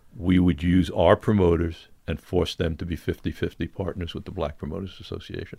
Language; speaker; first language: English; native; English